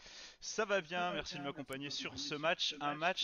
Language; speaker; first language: French; native; French